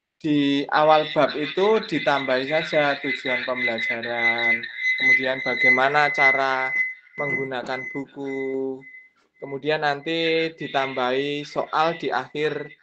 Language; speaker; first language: Indonesian; native; Indonesian